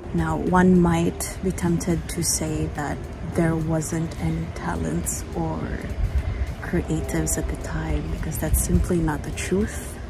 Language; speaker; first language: English; non-native, local second language; Waray